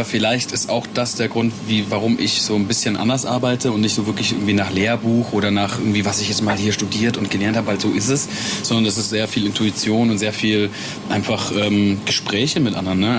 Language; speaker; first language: German; native; German